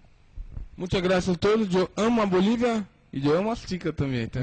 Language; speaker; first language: Spanish; non-native, learner; Portuguese